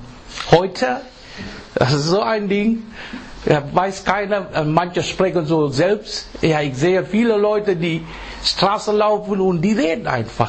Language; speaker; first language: German; non-native, learner; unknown